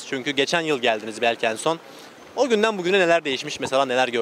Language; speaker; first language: Turkish; native; Turkish